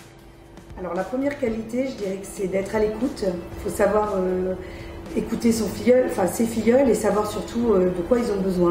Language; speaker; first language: French; native; French